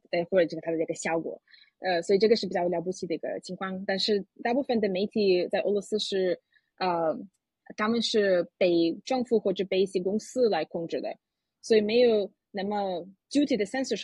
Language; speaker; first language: Chinese; non-native, fluent; Russian